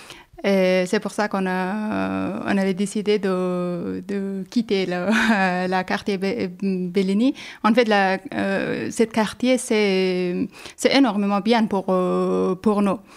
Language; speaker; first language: French; non-native, learner; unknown